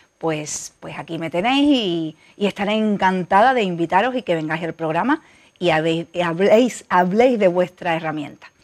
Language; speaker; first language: Spanish; native; Spanish